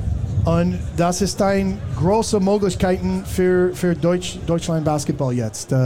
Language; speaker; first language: German; non-native, learner; English